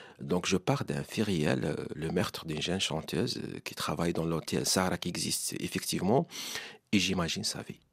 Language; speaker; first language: French; non-native, local second language; Arabic